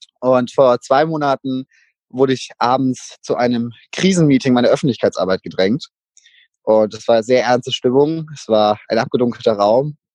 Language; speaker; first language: German; native; German